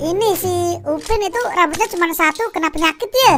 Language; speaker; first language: Indonesian; native; Indonesian